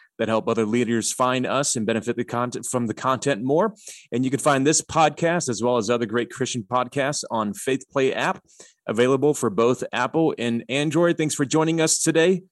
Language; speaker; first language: English; native; English